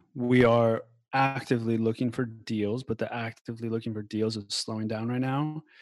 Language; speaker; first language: English; native; English